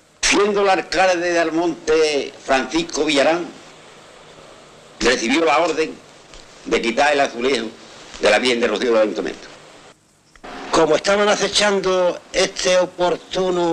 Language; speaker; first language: Spanish; native; Spanish